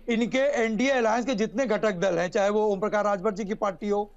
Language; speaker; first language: Hindi; native; Hindi